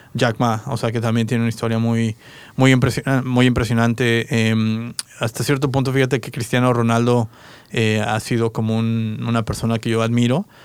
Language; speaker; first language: Spanish; native; Spanish